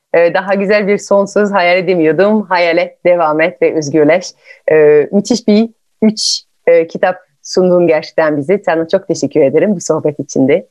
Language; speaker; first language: Turkish; non-native, fluent; French